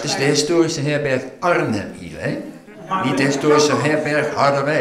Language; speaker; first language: Dutch; native; Dutch